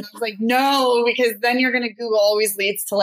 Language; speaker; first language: English; native; English